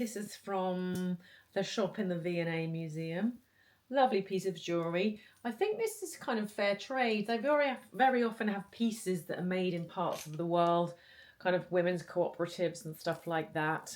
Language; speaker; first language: English; native; English